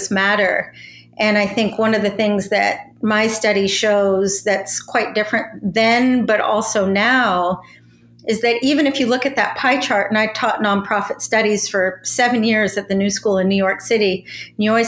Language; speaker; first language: English; native; English